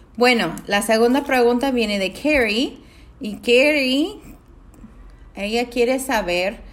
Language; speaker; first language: Spanish; non-native, fluent; English